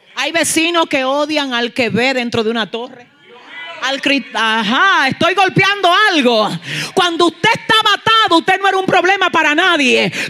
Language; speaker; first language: Spanish; early bilingual, heritage; Spanish